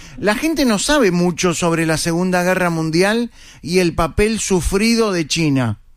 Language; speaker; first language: Spanish; native; Spanish